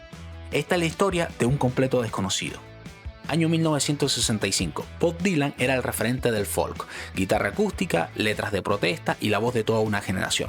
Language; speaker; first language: Spanish; native; Spanish